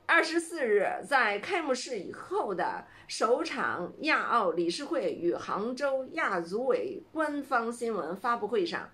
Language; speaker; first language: Chinese; native; Chinese